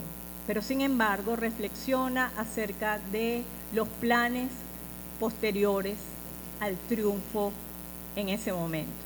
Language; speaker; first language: Spanish; native; Spanish